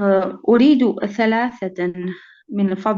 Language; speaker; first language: Arabic; non-native, learner; Bosnian